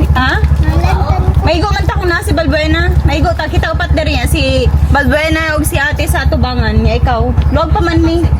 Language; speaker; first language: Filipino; non-native, local second language; Cebuano